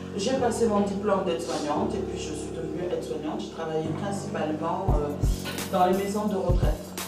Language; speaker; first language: French; early bilingual, other home language; Arabic